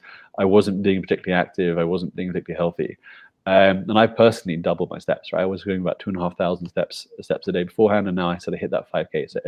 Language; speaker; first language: English; native; English